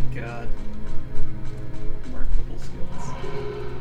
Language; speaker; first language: English; native; English